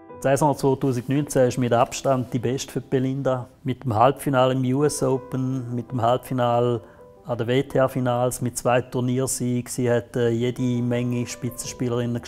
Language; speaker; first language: German; native; German